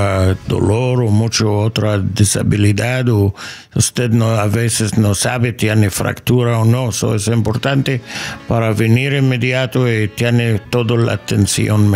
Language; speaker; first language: Spanish; non-native, fluent; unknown